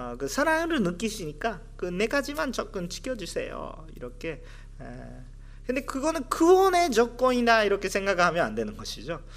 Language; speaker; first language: Korean; non-native, fluent; Japanese